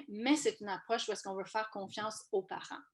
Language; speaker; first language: French; native; French